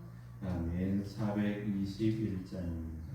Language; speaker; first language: Korean; native; Korean